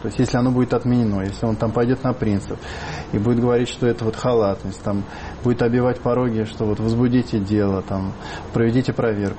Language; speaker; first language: Russian; native; Russian